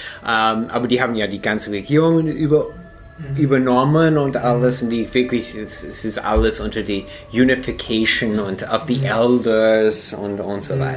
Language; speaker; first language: German; non-native, fluent; English